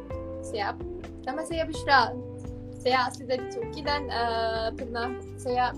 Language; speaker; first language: Indonesian; non-native, fluent; Turkish